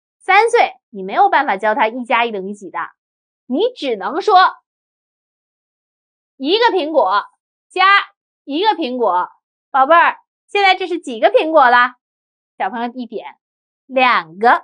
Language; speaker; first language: Chinese; native; Chinese